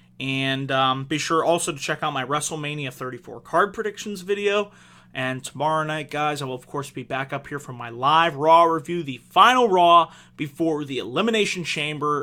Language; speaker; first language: English; native; English